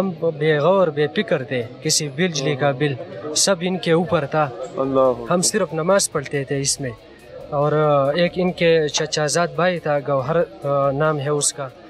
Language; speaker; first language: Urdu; non-native, local second language; Pashto